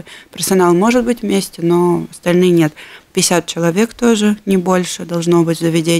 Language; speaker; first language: Russian; native; Russian